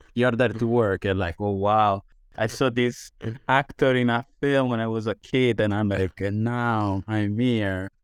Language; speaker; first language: English; non-native, fluent; Italian